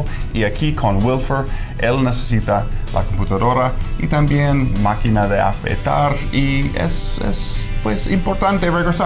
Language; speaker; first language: Spanish; non-native, fluent; English